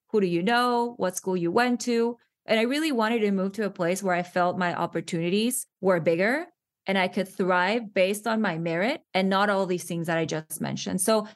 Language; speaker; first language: English; non-native, fluent; Spanish